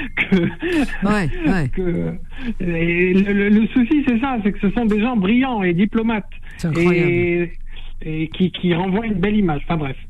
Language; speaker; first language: French; non-native, local second language; Arabic